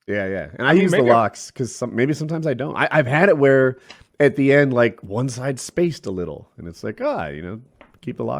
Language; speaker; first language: English; native; English